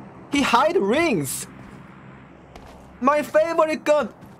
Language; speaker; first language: English; non-native, learner; Korean